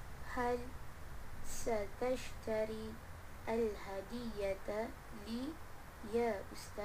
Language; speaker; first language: Arabic; non-native, learner; Malay